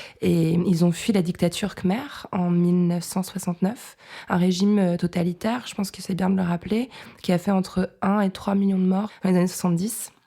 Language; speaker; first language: French; native; French